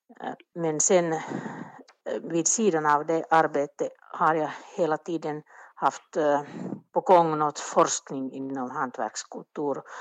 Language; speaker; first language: Swedish; non-native, local second language; Finnish